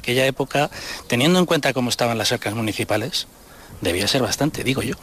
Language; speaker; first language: Spanish; native; Spanish